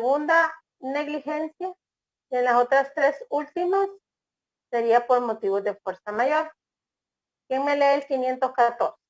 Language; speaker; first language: Spanish; native; Spanish